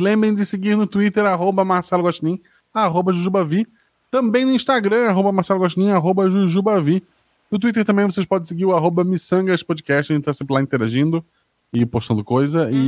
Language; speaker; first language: Portuguese; native; Portuguese